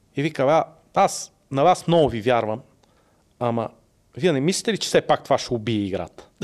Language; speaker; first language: Bulgarian; native; Bulgarian